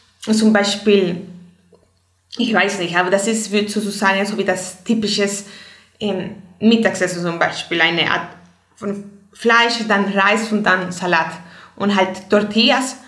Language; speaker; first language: German; non-native, fluent; Spanish